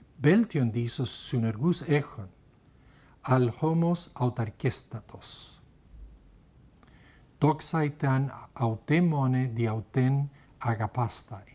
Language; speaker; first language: Greek; non-native, fluent; Spanish